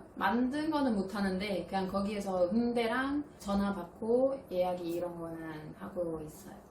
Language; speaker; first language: Korean; non-native, fluent; Italian